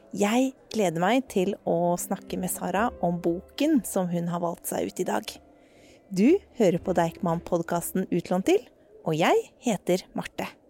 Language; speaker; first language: Norwegian; native; Norwegian